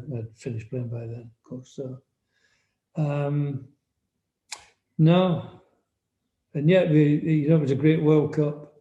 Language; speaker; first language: English; native; English